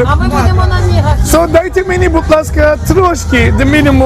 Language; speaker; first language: Ukrainian; non-native, learner; Turkish